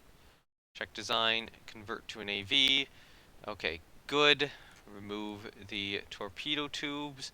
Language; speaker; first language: English; native; English